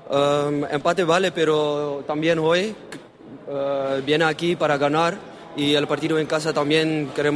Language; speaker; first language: Spanish; non-native, learner; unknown